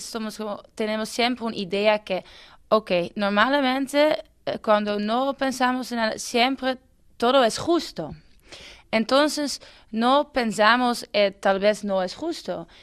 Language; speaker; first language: Spanish; non-native, learner; Dutch